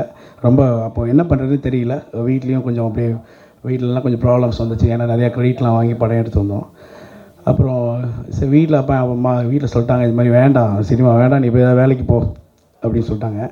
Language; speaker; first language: Tamil; native; Tamil